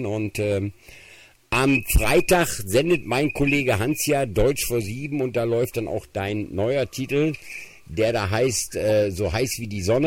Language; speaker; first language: German; native; German